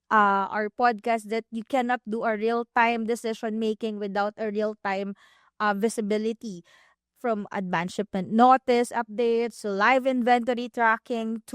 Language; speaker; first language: English; non-native, local second language; Filipino